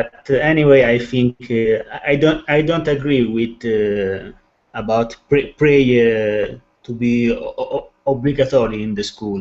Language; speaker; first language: English; non-native, learner; Italian